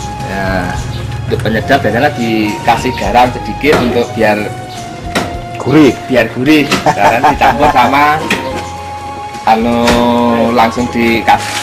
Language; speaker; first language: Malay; non-native, local second language; Javanese